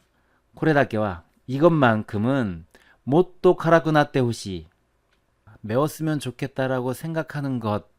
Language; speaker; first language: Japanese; non-native, fluent; Korean